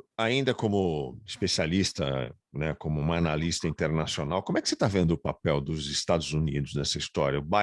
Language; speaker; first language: Portuguese; native; Portuguese